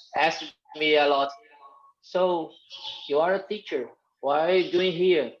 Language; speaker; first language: English; non-native, fluent; Portuguese